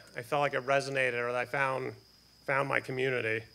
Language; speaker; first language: English; native; English